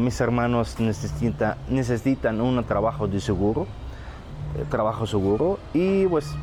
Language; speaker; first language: Spanish; non-native, learner; Arabic